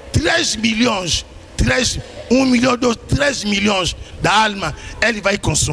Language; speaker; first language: Portuguese; non-native, learner; Lingala